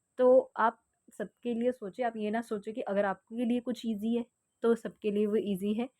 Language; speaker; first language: Hindi; native; Hindi